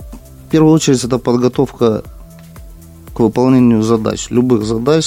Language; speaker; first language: Russian; native; Russian